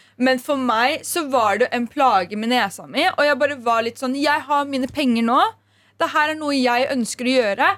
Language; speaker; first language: Norwegian; early bilingual, other home language; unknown